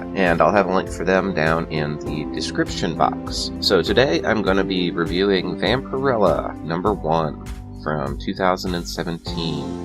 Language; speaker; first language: English; native; English